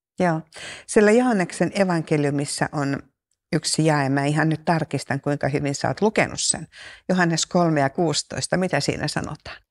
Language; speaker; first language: Finnish; native; Finnish